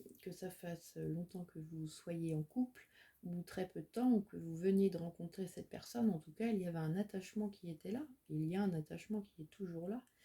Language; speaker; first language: French; native; French